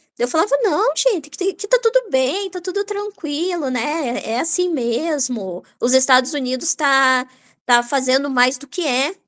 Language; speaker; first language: Portuguese; native; Portuguese